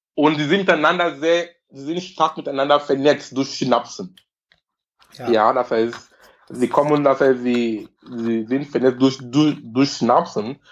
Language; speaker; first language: German; non-native, fluent; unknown